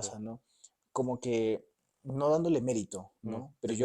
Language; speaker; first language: Spanish; native; Spanish